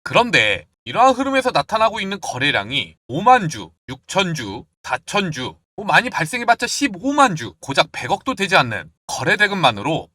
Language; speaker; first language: Korean; native; Korean